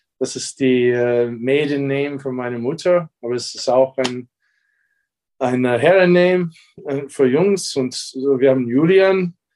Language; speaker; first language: German; non-native, fluent; English